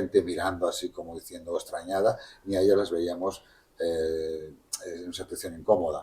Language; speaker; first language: Spanish; native; Spanish